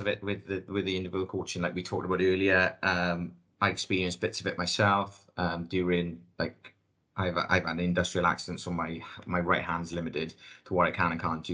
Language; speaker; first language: English; native; English